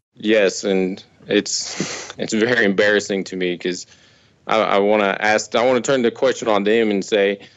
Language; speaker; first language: English; native; English